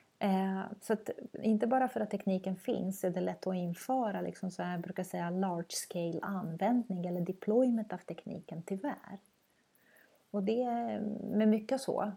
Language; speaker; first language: Swedish; non-native, fluent; Croatian